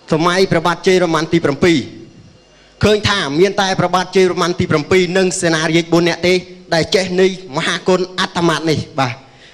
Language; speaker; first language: Khmer; native; Khmer